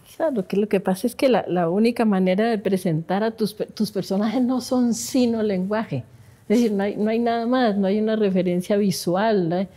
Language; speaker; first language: Spanish; native; Spanish